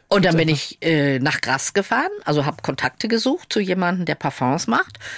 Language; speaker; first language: German; native; German